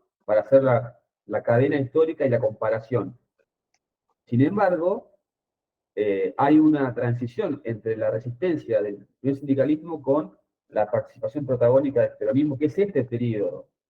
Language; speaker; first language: Spanish; native; Spanish